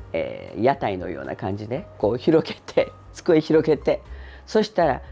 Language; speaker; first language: Japanese; non-native, fluent; Chinese